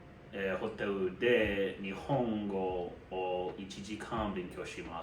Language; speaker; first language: Japanese; non-native, learner; English